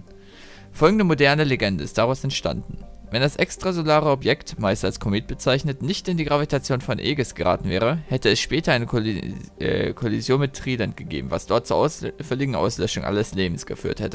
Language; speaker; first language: German; native; German